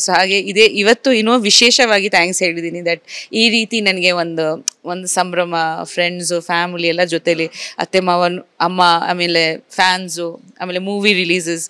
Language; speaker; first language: Kannada; non-native, fluent; Bangla